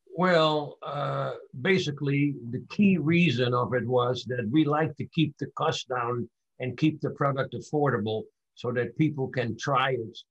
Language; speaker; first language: English; non-native, fluent; Dutch